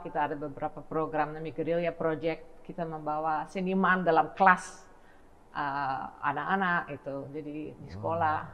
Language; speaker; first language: Indonesian; non-native, fluent; Dutch